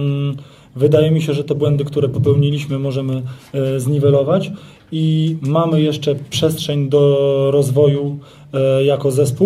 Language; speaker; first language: Polish; native; Polish